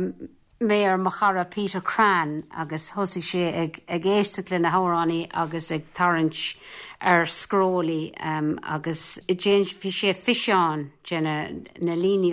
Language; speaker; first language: Irish; non-native, local second language; English